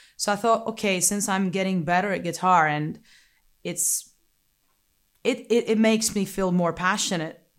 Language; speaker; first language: English; non-native, fluent; Greek